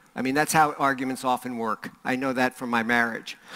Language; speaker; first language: English; native; English